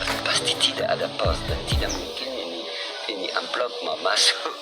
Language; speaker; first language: Indonesian; non-native, learner; French